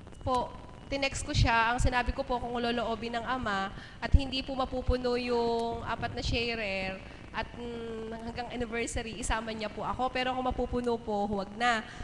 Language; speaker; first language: Filipino; native; Filipino